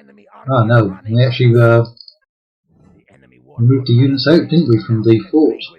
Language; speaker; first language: English; native; English